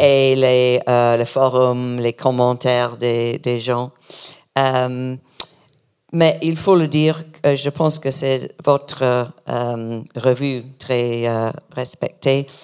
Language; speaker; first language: French; non-native, learner; English